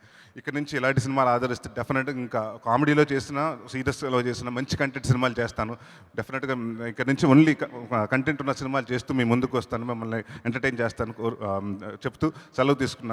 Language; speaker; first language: Telugu; native; Telugu